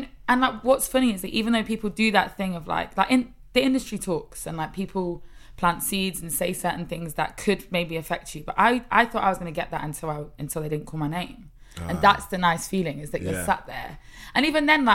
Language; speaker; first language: English; native; English